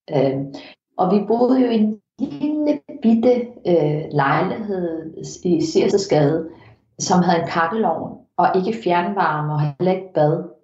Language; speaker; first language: Danish; early bilingual, heritage; Danish